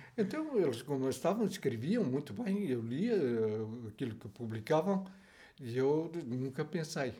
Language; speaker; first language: Portuguese; non-native, local second language; Tetum